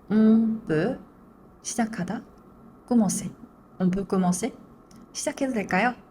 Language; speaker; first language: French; non-native, fluent; Korean